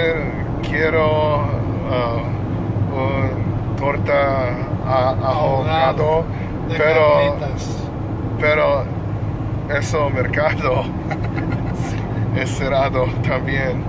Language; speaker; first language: Spanish; non-native, learner; English